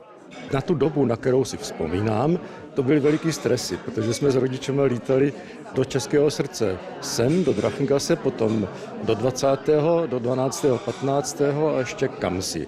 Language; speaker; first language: Czech; early bilingual, other home language; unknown